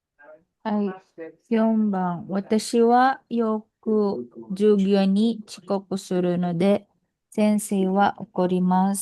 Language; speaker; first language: Japanese; non-native, learner; Filipino